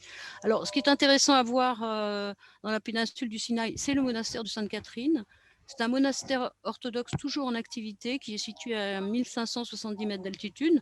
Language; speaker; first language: French; native; French